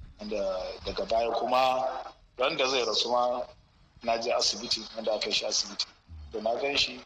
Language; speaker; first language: Hausa; native; Hausa